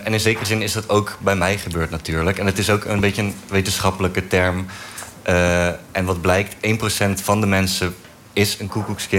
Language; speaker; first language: Dutch; native; Dutch